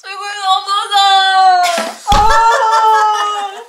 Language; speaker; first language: Korean; non-native, fluent; Russian